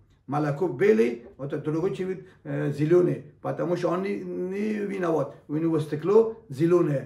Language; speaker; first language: Russian; non-native, learner; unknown